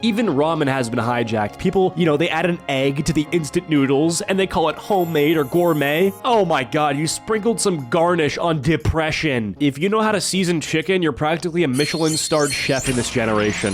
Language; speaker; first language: English; native; English